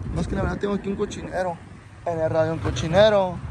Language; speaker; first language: Spanish; early bilingual, heritage; Spanish